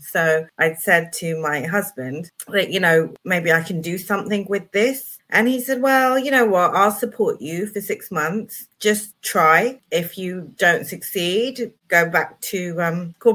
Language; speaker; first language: English; native; English